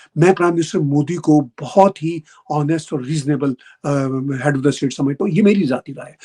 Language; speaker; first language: Urdu; native; Urdu